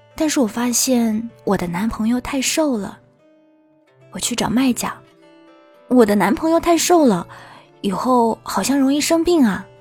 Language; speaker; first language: Chinese; native; Chinese